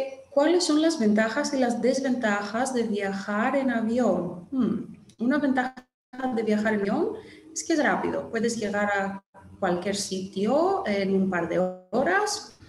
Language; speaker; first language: Spanish; non-native, fluent; Greek